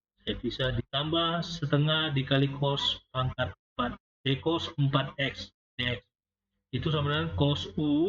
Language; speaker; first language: Indonesian; native; Indonesian